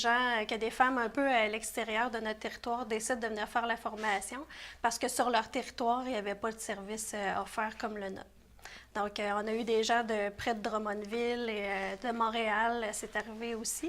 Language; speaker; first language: French; native; French